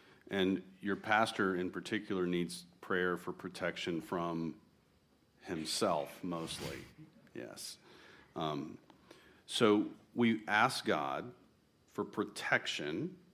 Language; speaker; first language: English; native; English